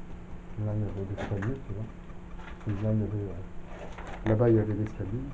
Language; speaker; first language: French; native; French